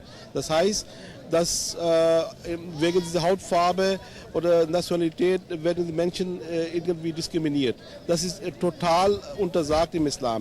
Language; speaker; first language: German; non-native, fluent; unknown